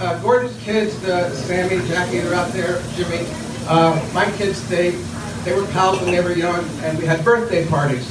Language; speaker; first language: English; native; English